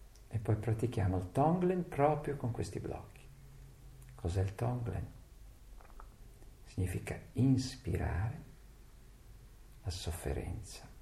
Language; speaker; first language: Italian; native; Italian